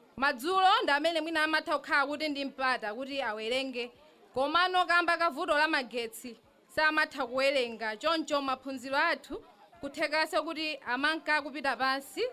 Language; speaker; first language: Nyanja; native; Nyanja